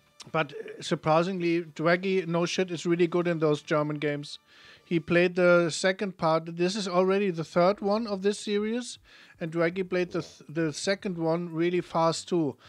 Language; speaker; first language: English; non-native, fluent; German